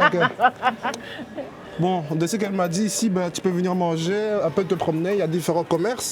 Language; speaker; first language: French; native; French